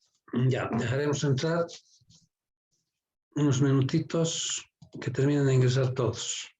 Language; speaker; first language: Spanish; native; Spanish